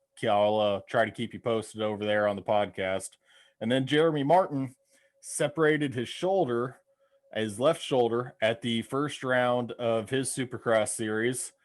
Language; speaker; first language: English; native; English